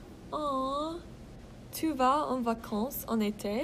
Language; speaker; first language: French; non-native, learner; English